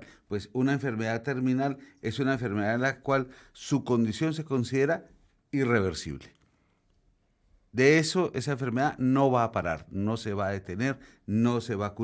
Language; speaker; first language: Spanish; native; Spanish